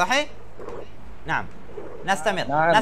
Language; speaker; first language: Arabic; non-native, fluent; Bangla